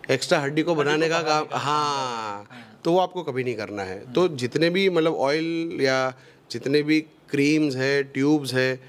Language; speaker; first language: Hindi; non-native, local second language; Gujarati